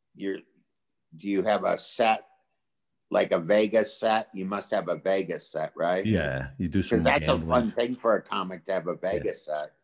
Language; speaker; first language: English; native; English